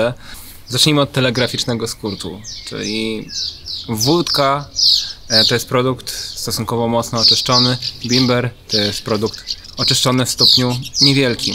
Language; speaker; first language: Polish; native; Polish